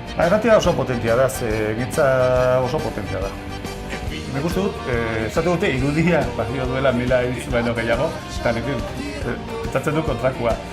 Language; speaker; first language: Basque; non-native, local second language; Spanish